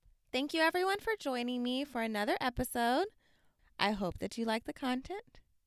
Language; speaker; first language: English; native; English